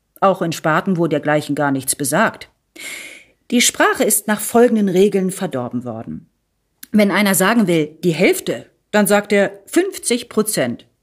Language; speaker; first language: German; early bilingual, other home language; Italian